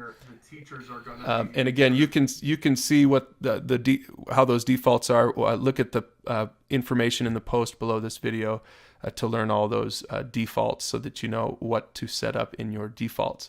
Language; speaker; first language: English; native; English